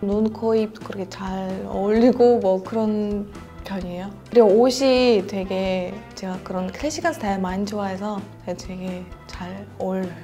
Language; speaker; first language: Korean; non-native, fluent; Russian